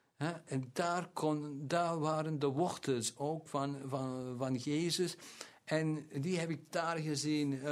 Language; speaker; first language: Dutch; non-native, local second language; German